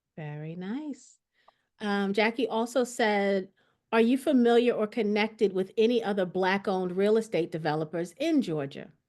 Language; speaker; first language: English; native; English